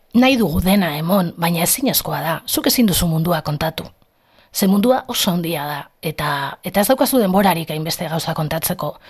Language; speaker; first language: Basque; non-native, local second language; Spanish